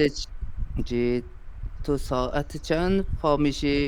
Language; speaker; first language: Persian; non-native, learner; Urdu